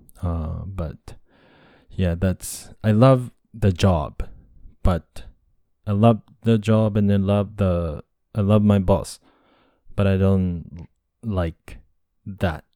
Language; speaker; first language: English; non-native, fluent; Japanese